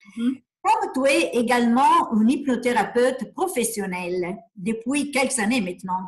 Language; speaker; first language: French; non-native, fluent; Italian